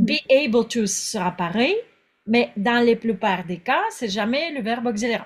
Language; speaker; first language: French; non-native, fluent; Russian